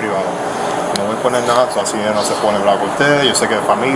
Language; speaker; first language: Spanish; early bilingual, heritage; Spanish